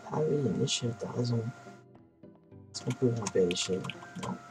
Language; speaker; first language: French; native; French